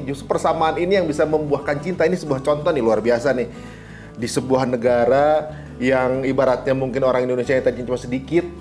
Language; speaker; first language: Indonesian; native; Indonesian